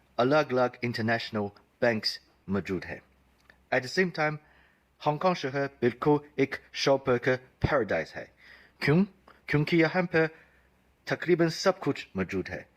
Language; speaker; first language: Urdu; non-native, fluent; Chinese